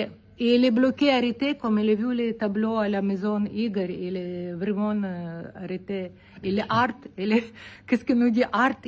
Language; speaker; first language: French; non-native, learner; Ukrainian